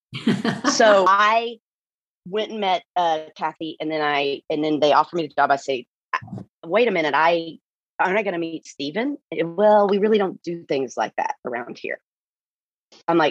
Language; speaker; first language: English; native; English